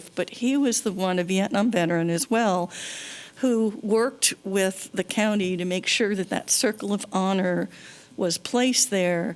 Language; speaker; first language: English; native; English